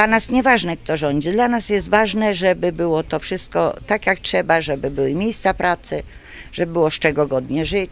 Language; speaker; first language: Polish; native; Polish